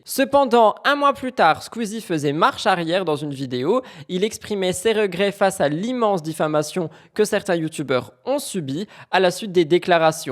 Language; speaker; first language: French; native; French